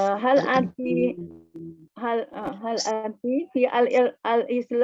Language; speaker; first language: Arabic; non-native, learner; Malay